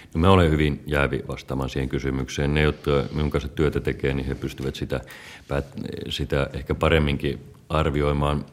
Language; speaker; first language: Finnish; native; Finnish